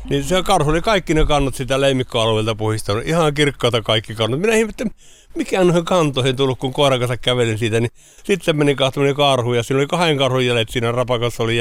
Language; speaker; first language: Finnish; native; Finnish